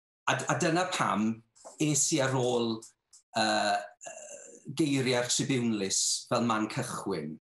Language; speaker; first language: Welsh; native; Welsh